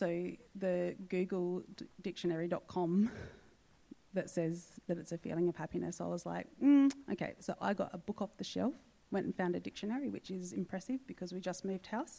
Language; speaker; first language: English; native; English